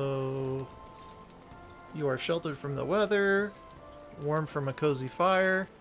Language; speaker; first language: English; native; English